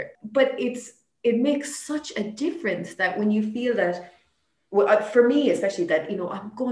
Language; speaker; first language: English; native; English